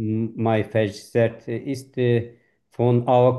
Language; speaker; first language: German; non-native, fluent; Turkish